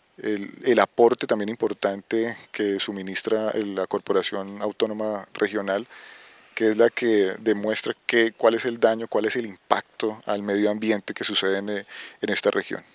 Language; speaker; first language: Spanish; native; Spanish